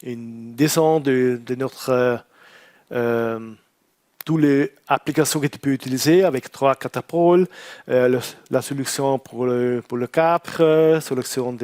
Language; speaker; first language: French; non-native, learner; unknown